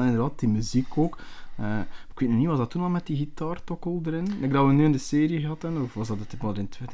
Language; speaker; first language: Dutch; native; Dutch